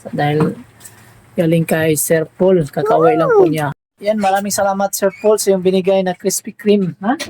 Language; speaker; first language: Filipino; non-native, local second language; Cebuano